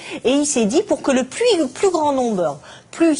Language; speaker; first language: French; native; French